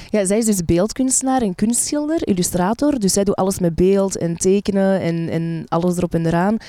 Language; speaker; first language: Dutch; early bilingual, other home language; Arabic